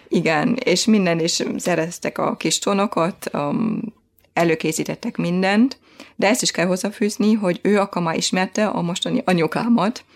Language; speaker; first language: Hungarian; non-native, fluent; German